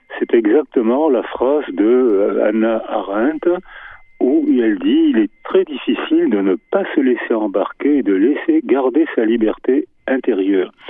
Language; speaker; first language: French; native; French